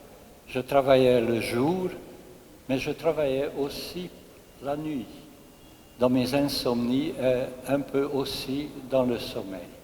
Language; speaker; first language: French; non-native, fluent; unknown